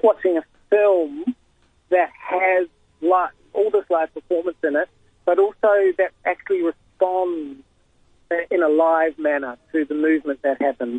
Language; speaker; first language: English; native; English